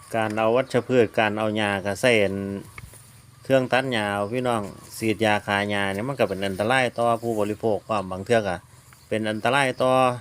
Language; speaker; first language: Thai; native; Thai